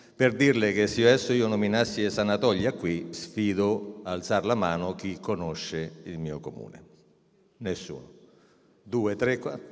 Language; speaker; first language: Italian; native; Italian